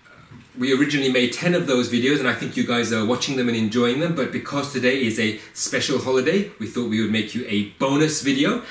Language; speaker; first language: English; native; English